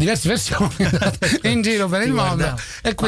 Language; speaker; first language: Italian; native; Italian